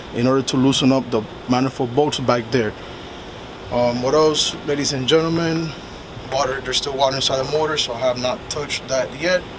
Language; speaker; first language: English; early bilingual, other home language; Spanish